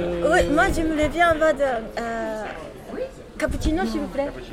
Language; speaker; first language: French; non-native, learner; Japanese